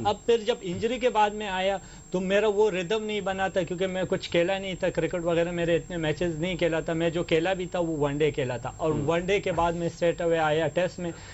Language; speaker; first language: Hindi; non-native, local second language; Pashto